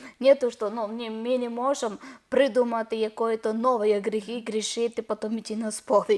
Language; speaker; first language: Ukrainian; non-native, learner; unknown